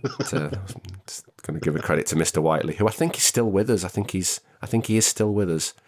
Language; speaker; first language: English; native; English